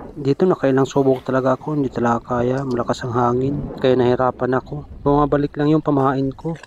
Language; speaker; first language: Filipino; non-native, local second language; Waray